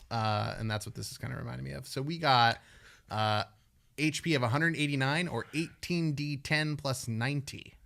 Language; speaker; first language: English; native; English